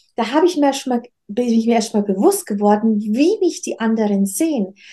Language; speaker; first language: German; native; German